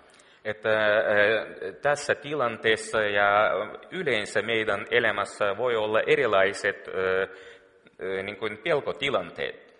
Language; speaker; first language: Finnish; non-native, fluent; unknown